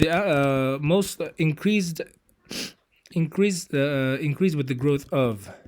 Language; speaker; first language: English; non-native, fluent; Uzbek